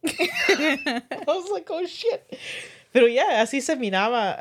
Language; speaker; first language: English; early bilingual, other home language; Spanish